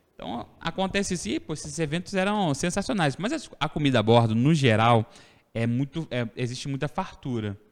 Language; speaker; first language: Portuguese; native; Portuguese